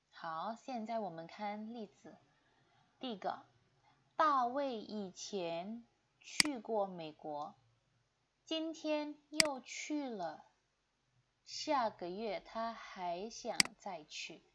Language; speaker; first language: Chinese; non-native, fluent; Indonesian